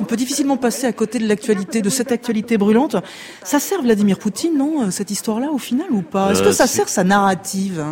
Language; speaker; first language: French; native; French